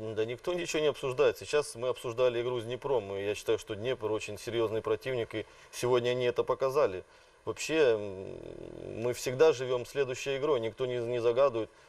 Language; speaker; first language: Russian; native; Russian